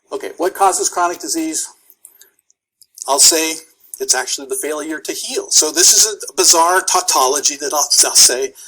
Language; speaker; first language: English; native; English